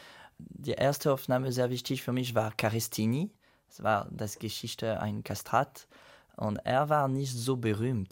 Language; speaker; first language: German; non-native, fluent; French